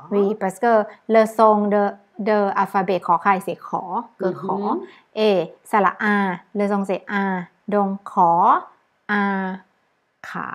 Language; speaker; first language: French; non-native, learner; Thai